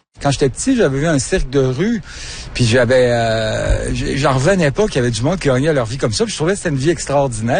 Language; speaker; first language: French; native; French